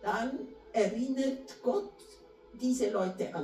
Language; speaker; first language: German; non-native, fluent; Portuguese